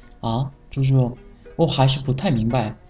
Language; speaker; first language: Chinese; non-native, fluent; Korean